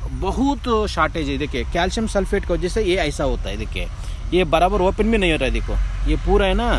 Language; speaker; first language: Hindi; non-native, local second language; Telugu